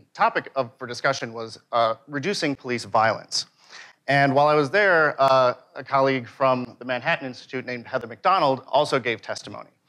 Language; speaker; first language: English; native; English